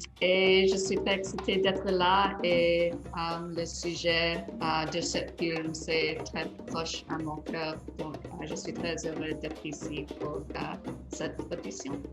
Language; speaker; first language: French; non-native, local second language; English